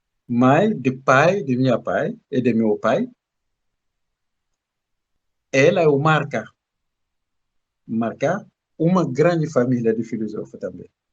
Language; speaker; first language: Portuguese; non-native, learner; Bambara